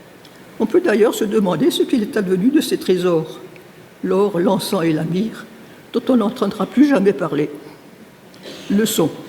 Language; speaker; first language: French; native; French